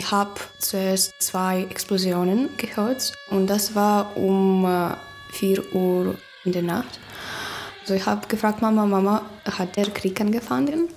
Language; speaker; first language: German; non-native, learner; Russian